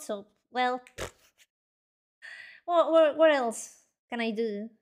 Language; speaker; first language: English; non-native, learner; Spanish